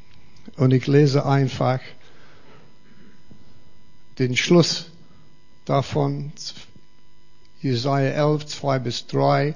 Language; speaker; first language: German; non-native, fluent; English